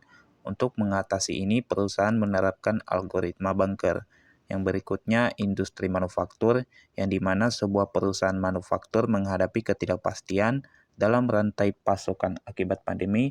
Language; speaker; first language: Indonesian; native; Indonesian